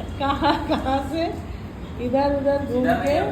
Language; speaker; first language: Hindi; non-native, local second language; Bangla